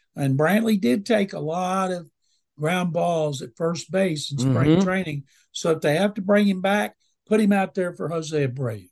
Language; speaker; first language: English; native; English